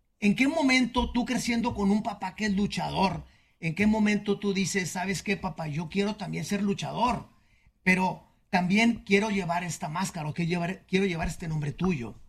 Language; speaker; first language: Spanish; native; Spanish